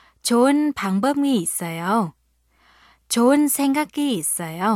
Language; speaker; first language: Korean; non-native, fluent; Vietnamese